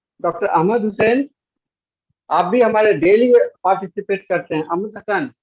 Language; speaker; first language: Hindi; native; Hindi